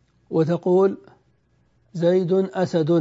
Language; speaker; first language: Arabic; native; Arabic